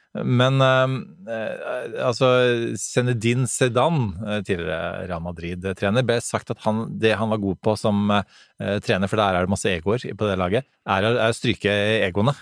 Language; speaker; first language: Norwegian; native; Norwegian